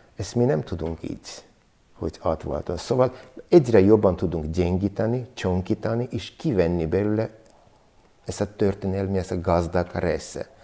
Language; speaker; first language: Hungarian; non-native, learner; Armenian